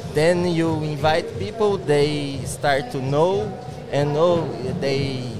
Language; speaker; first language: English; non-native, learner; Portuguese